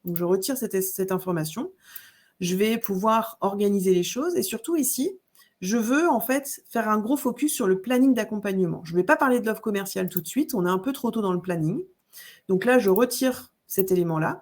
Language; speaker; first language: French; native; French